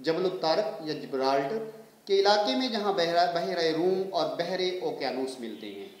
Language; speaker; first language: Urdu; native; Urdu